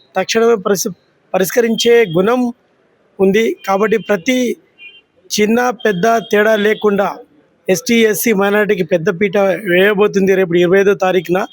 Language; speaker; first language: Telugu; non-native, local second language; Lambadi